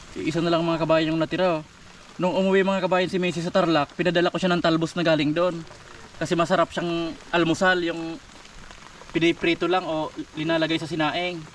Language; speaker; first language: Filipino; non-native, local second language; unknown